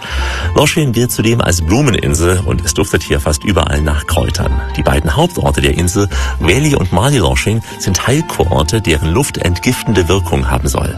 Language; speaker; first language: German; native; German